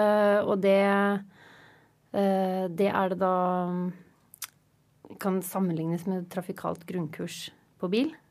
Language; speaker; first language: Norwegian; native; Norwegian